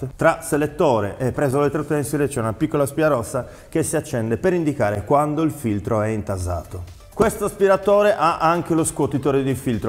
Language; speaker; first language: Italian; native; Italian